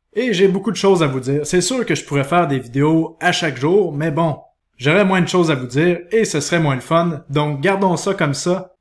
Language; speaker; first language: French; native; French